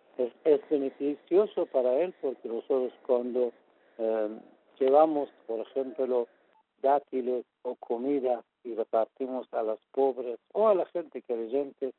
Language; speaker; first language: Spanish; non-native, fluent; Persian